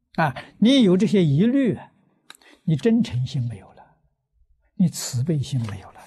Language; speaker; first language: Chinese; native; Chinese